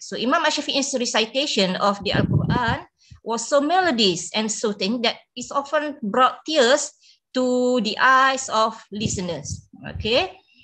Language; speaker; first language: English; non-native, local second language; Malay